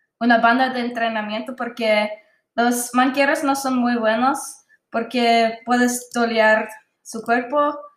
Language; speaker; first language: Spanish; non-native, learner; English